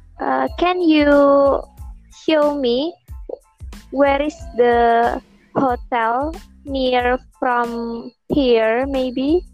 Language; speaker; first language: English; non-native, learner; Indonesian